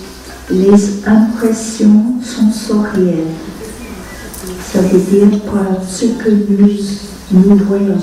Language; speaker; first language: French; non-native, fluent; Vietnamese